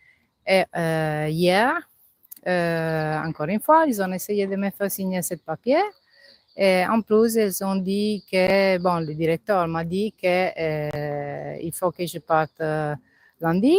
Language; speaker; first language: French; non-native, learner; Italian